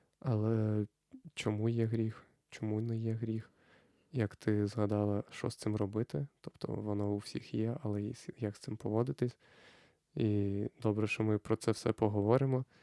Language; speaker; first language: Ukrainian; non-native, fluent; Lithuanian